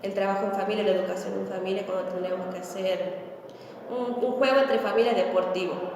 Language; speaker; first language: Spanish; native; Spanish